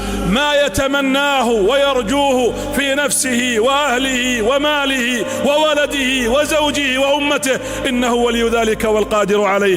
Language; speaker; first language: Arabic; native; Arabic